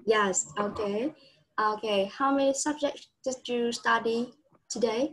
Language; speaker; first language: English; non-native, fluent; Vietnamese